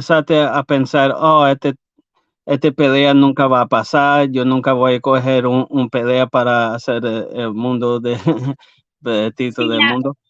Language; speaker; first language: Spanish; early bilingual, heritage; English